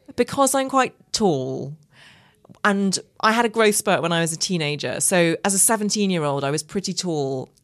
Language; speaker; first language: English; native; English